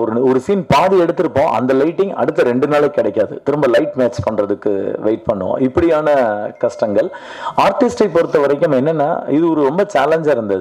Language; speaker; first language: Tamil; native; Tamil